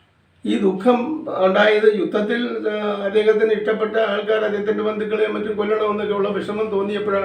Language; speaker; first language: Malayalam; native; Malayalam